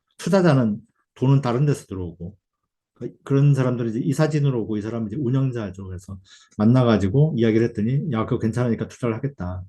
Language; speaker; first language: Korean; native; Korean